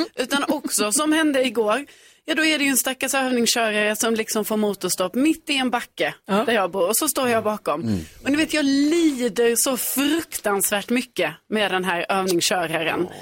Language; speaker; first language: Swedish; native; Swedish